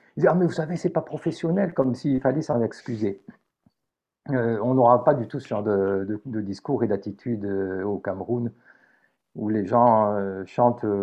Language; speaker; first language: French; native; French